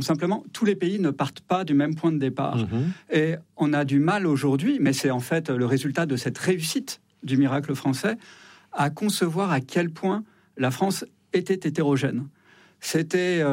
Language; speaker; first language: French; native; French